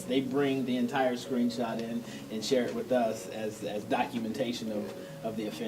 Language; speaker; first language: English; native; English